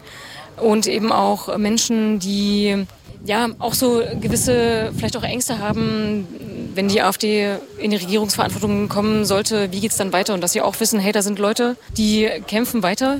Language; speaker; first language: German; native; German